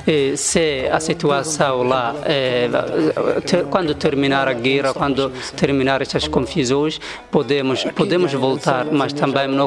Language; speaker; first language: Portuguese; non-native, learner; Arabic